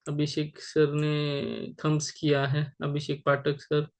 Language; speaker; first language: Hindi; non-native, local second language; Marathi